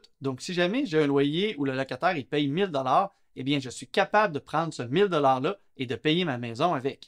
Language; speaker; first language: French; native; French